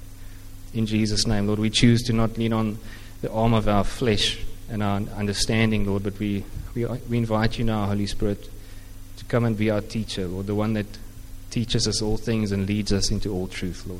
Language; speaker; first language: English; non-native, local second language; Afrikaans